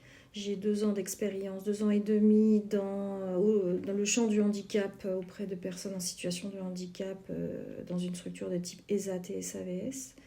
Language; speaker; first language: French; native; French